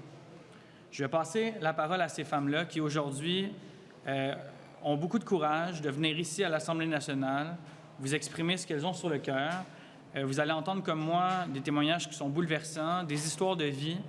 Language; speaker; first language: French; native; French